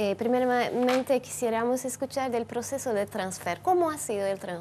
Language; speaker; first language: Spanish; non-native, fluent; Turkish